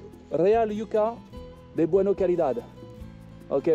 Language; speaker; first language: Spanish; non-native, learner; French